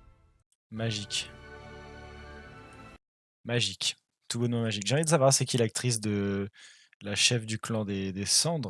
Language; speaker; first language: French; native; French